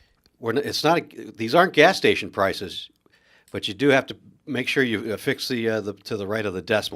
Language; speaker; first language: English; native; English